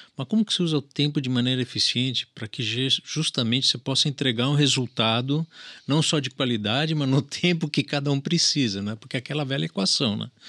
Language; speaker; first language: Portuguese; early bilingual, other home language; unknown